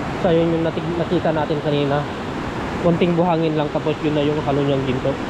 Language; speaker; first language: Filipino; non-native, local second language; Iloko